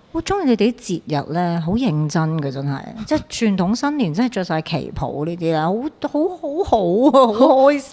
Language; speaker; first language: Cantonese; native; Cantonese